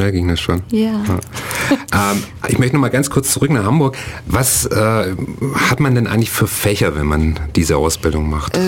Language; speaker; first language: German; native; German